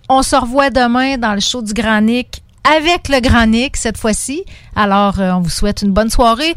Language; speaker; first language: French; native; French